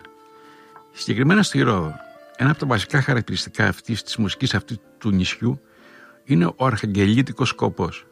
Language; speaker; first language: Greek; native; Greek